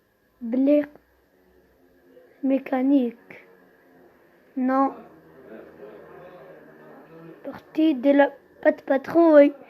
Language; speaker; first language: French; non-native, local second language; Arabic